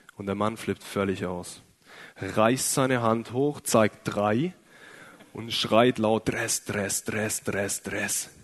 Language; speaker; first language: German; native; German